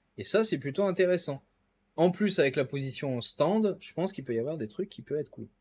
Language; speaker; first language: French; native; French